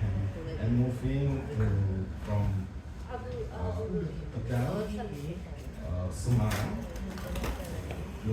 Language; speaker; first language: English; non-native, learner; Indonesian